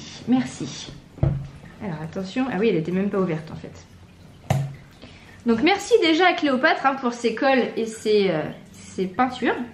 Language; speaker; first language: French; native; French